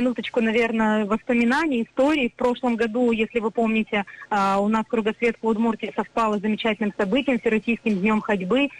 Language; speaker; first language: Russian; native; Russian